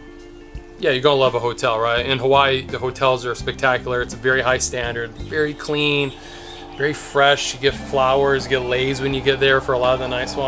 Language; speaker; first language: English; native; English